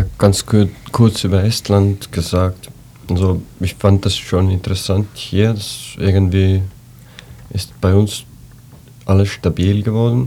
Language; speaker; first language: German; non-native, fluent; Estonian